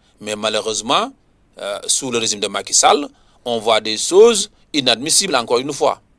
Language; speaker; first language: French; non-native, local second language; Wolof